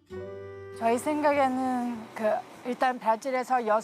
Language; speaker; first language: Korean; early bilingual, heritage; Portuguese